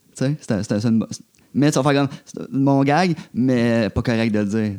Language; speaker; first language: French; native; French